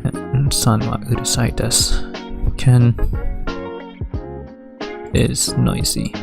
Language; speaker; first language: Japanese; non-native, learner; English